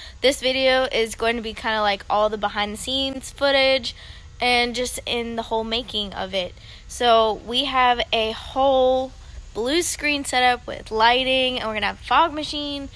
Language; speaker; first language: English; native; English